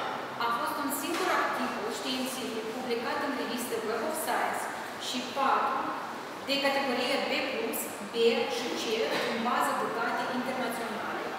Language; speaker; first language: Romanian; native; Romanian